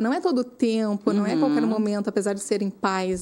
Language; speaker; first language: Portuguese; native; Portuguese